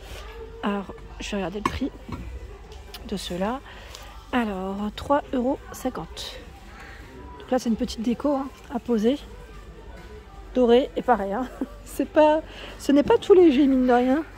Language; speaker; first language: French; native; French